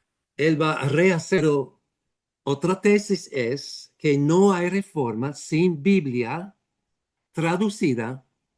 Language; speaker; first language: Spanish; non-native, fluent; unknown